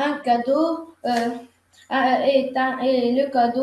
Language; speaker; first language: French; non-native, learner; Arabic